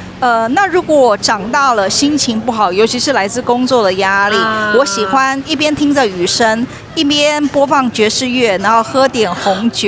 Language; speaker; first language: Chinese; native; Chinese